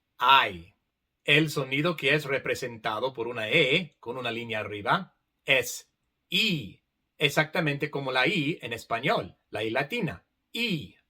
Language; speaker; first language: Spanish; non-native, fluent; English